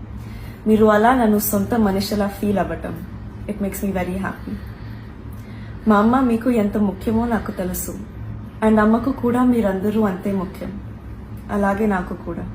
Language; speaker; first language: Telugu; non-native, learner; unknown